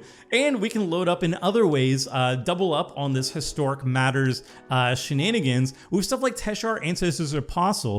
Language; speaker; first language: English; native; English